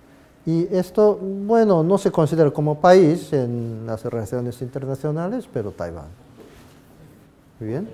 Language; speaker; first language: Spanish; non-native, fluent; Japanese